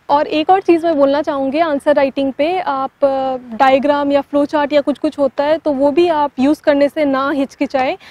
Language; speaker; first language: Hindi; non-native, local second language; Tamil